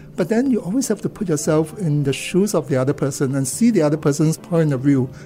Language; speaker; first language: English; non-native, local second language; Cantonese